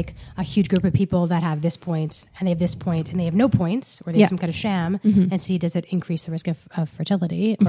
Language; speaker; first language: English; native; English